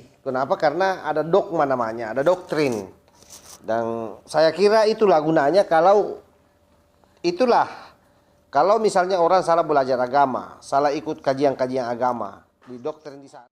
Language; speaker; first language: Indonesian; native; Indonesian